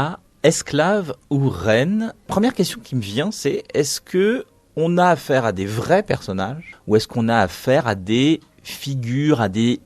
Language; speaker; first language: French; native; French